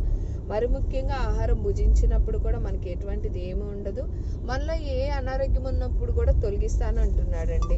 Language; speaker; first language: Telugu; native; Telugu